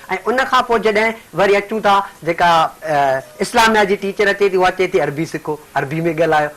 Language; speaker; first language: Sindhi; native; Sindhi